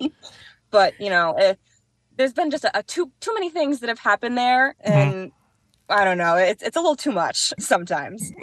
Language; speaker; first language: English; native; English